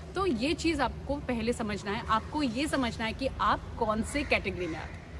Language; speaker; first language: Hindi; non-native, local second language; Assamese